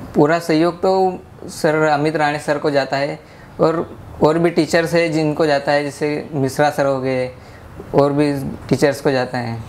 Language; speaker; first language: Hindi; native; Hindi